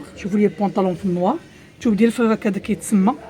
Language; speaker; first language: Arabic; native; Arabic